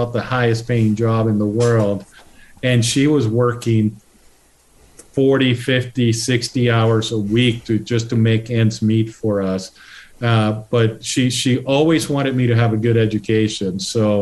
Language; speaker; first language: English; non-native, fluent; Spanish